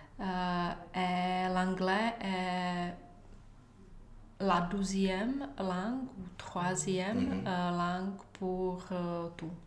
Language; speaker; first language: French; non-native, learner; Czech